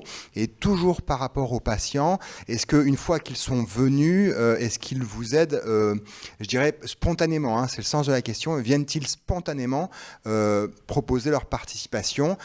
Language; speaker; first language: French; native; French